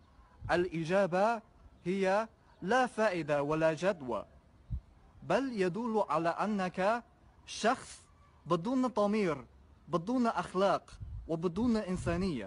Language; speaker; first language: Arabic; non-native, fluent; Chinese